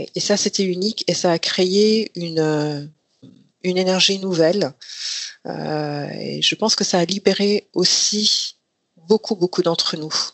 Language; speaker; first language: French; non-native, local second language; Rundi